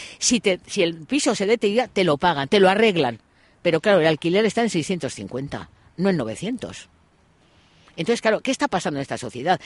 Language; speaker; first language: Spanish; native; Spanish